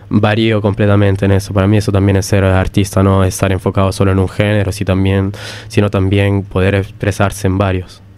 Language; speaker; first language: Spanish; early bilingual, heritage; Italian